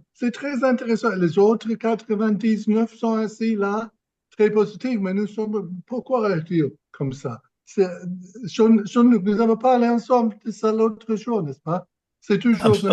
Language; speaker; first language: French; non-native, fluent; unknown